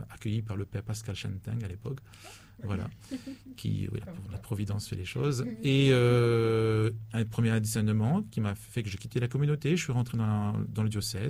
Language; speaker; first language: French; native; French